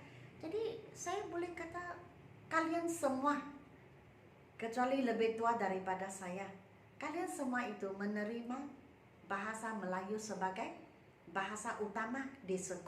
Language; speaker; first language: Malay; non-native, local second language; Chinese